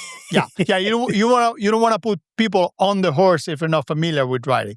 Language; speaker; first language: English; non-native, fluent; Italian